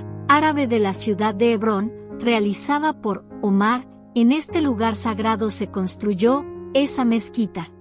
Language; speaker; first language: Spanish; native; Spanish